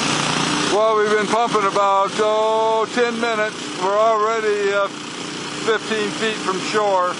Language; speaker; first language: English; native; English